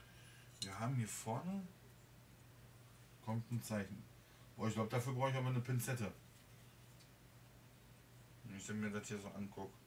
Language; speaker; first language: German; native; German